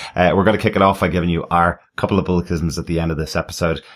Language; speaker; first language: English; native; English